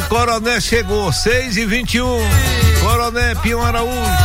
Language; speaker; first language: Portuguese; native; Portuguese